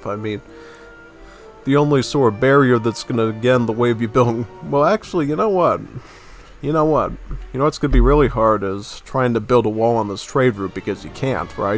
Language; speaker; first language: English; native; English